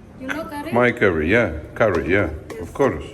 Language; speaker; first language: English; non-native, learner; Polish